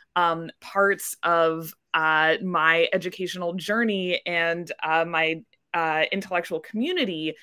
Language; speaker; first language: English; native; English